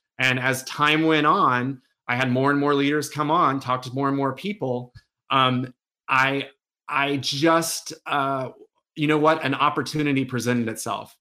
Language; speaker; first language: English; native; English